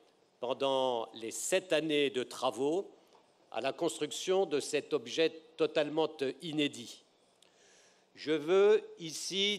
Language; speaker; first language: French; native; French